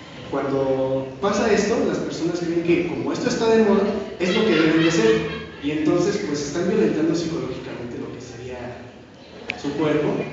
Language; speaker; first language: Spanish; native; Spanish